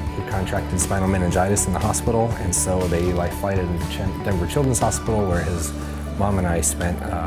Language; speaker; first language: English; native; English